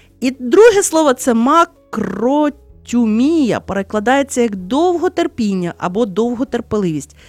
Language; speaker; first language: Ukrainian; native; Ukrainian